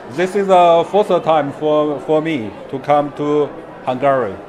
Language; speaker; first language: English; non-native, learner; Chinese